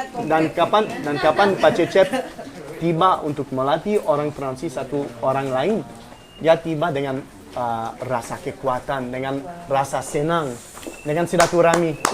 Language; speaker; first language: Indonesian; non-native, learner; French